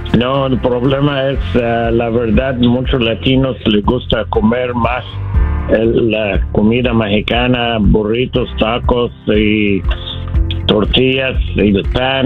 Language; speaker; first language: Spanish; non-native, learner; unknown